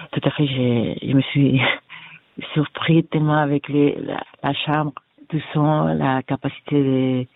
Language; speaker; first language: French; non-native, fluent; Spanish